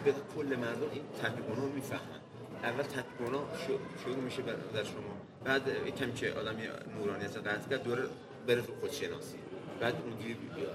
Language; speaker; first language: Persian; native; Persian